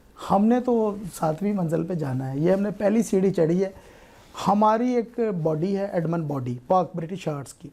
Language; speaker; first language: Urdu; non-native, local second language; Punjabi